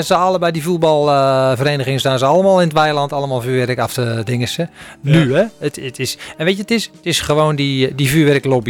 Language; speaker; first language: Dutch; native; Dutch